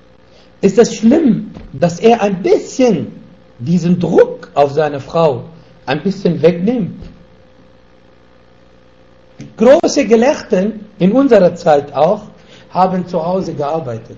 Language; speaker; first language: German; non-native, fluent; Arabic